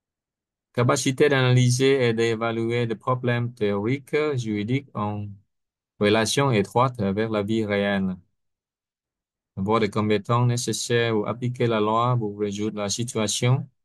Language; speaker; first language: French; non-native, fluent; Vietnamese